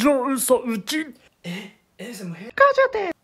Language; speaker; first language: Spanish; non-native, learner; Japanese